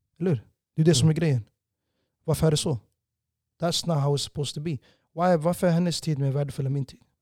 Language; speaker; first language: Swedish; early bilingual, other home language; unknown